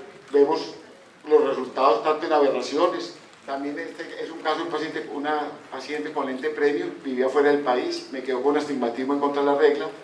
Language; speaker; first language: Spanish; native; Spanish